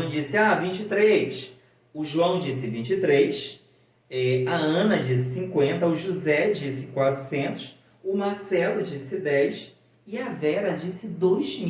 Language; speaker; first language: Portuguese; native; Portuguese